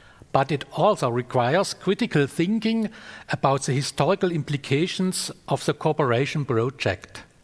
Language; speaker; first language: English; non-native, fluent; German